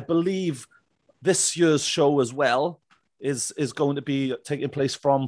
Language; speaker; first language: English; native; English